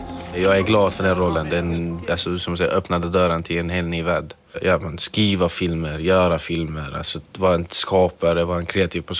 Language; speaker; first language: Swedish; non-native, fluent; Arabic